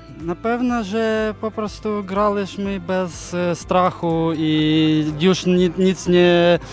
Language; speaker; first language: Polish; non-native, learner; Ukrainian